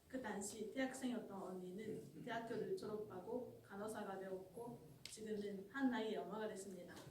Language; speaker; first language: Korean; non-native, fluent; Japanese